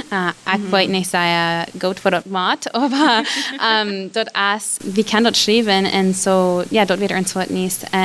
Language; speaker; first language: German; non-native, learner; Plautdietsch